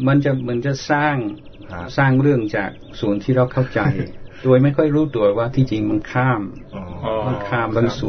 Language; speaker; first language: Thai; non-native, fluent; English